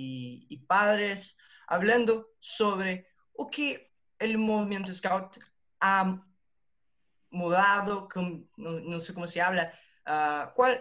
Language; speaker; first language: Spanish; non-native, learner; Portuguese